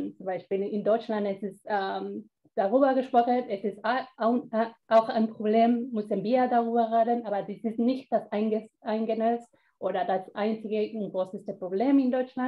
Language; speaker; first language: German; non-native, fluent; Spanish